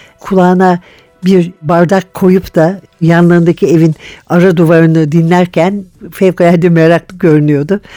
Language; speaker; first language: Turkish; native; Turkish